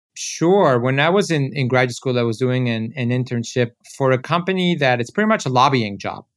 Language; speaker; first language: English; early bilingual, other home language; Spanish